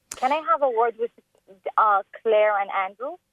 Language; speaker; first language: English; non-native, fluent; Persian